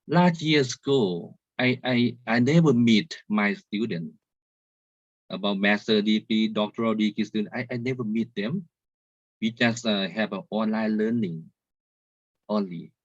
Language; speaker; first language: English; non-native, learner; Thai